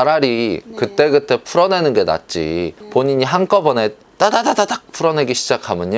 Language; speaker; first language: Korean; native; Korean